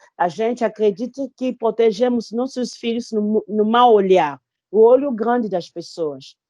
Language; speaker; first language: Portuguese; non-native, fluent; Lingala